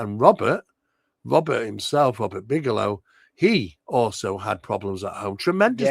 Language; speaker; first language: English; native; English